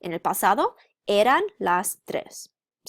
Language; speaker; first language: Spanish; non-native, fluent; English